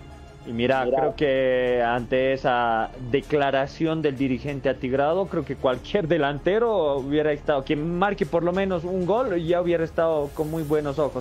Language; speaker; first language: Spanish; native; Spanish